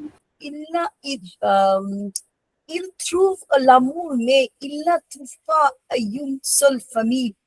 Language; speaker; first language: French; non-native, learner; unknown